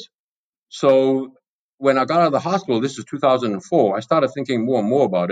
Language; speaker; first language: English; non-native, local second language; Cantonese